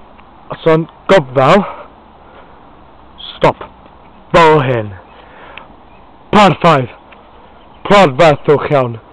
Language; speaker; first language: Welsh; non-native, learner; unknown